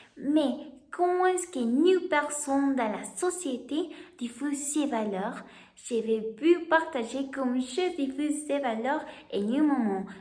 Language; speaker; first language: French; non-native, learner; Spanish